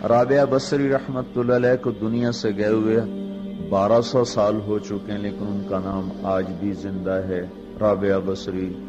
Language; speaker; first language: Urdu; non-native, local second language; Punjabi